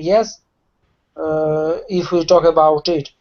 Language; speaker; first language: English; non-native, learner; Russian